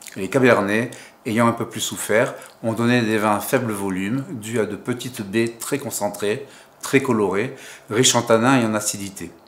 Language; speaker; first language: French; native; French